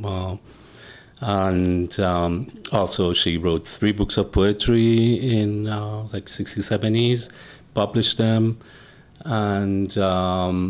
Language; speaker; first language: English; non-native, fluent; Persian